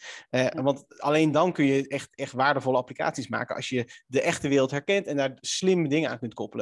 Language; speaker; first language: Dutch; native; Dutch